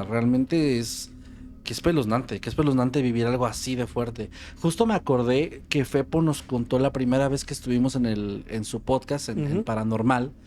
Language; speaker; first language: Spanish; native; Spanish